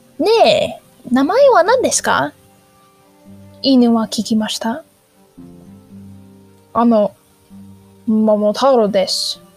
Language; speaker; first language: Japanese; non-native, learner; English